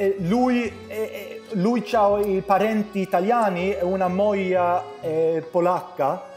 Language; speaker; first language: Italian; non-native, learner; Swedish